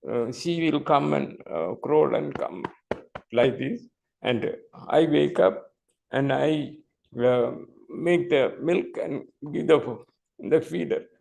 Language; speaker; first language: English; non-native, learner; Tamil